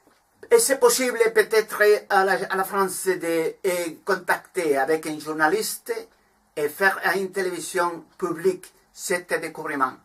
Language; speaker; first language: French; non-native, learner; Spanish